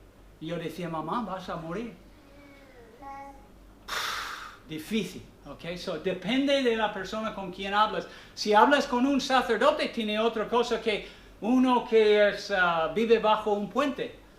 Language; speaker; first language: Spanish; non-native, fluent; English